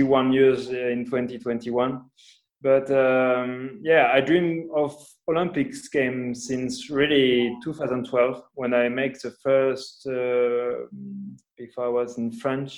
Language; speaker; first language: English; non-native, learner; French